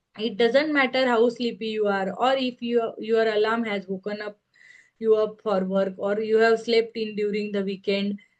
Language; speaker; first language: English; non-native, local second language; Marathi